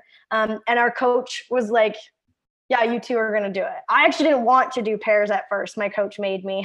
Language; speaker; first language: English; native; English